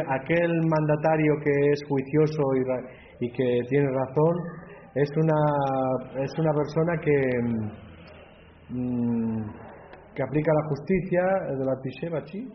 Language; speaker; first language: Spanish; native; Spanish